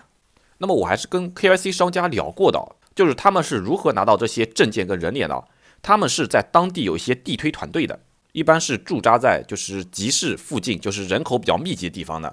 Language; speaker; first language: Chinese; native; Chinese